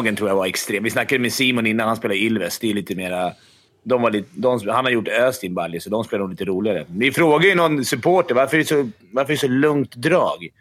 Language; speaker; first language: Swedish; native; Swedish